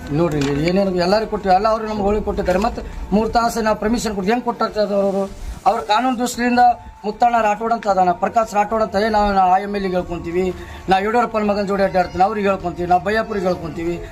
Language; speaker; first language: Kannada; non-native, local second language; Lambadi